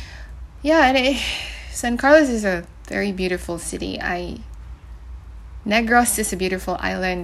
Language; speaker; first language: English; non-native, local second language; Cebuano